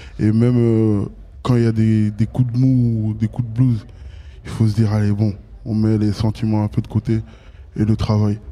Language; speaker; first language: French; native; French